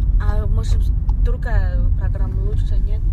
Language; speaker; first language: Russian; non-native, learner; Chinese